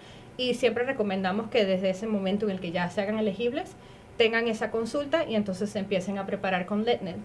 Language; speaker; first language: Spanish; native; Spanish